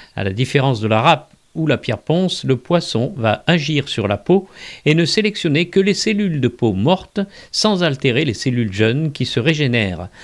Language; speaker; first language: French; native; French